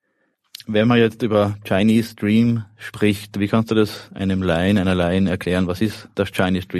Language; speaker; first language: German; native; German